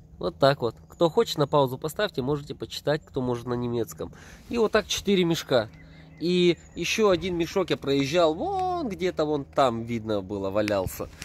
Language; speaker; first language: Russian; native; Russian